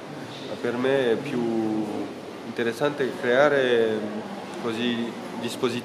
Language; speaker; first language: Italian; non-native, fluent; French